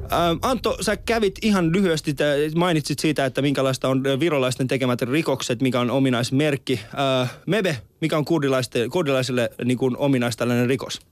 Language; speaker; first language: Finnish; non-native, fluent; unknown